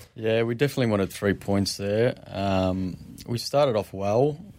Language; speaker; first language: English; native; English